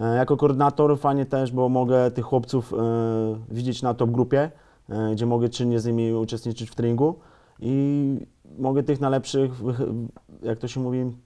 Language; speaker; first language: Polish; native; Polish